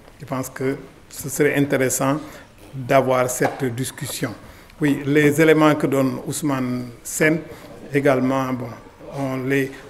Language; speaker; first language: French; non-native, local second language; Wolof